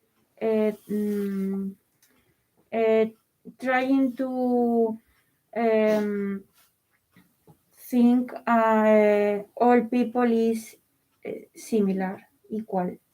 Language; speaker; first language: English; non-native, learner; Spanish